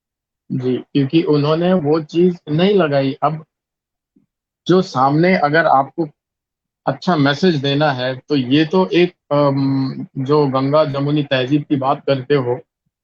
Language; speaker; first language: Hindi; native; Hindi